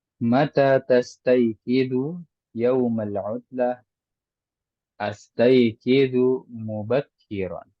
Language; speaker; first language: Arabic; non-native, fluent; Indonesian